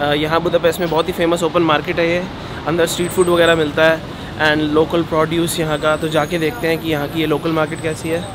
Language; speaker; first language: Hindi; native; Hindi